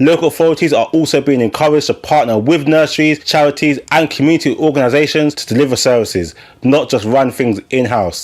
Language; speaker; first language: English; native; English